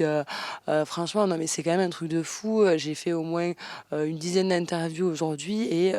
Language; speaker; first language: French; native; French